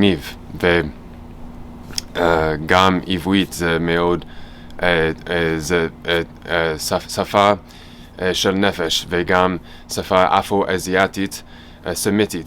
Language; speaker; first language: Hebrew; non-native, learner; English